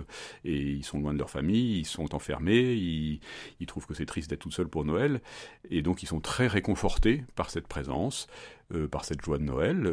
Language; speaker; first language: French; native; French